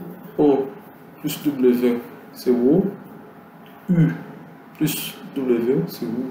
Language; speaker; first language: French; non-native, local second language; Lingala